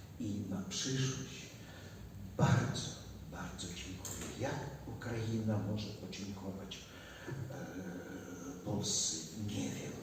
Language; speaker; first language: Polish; non-native, learner; Ukrainian